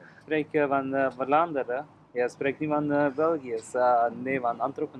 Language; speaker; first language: Dutch; non-native, learner; Hindi